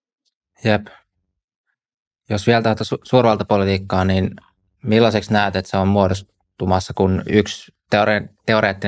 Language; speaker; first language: Finnish; native; Finnish